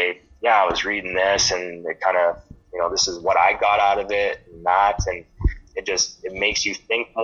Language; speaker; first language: English; native; English